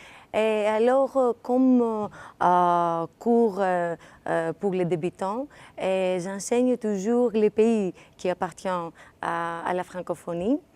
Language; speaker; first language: French; non-native, fluent; Greek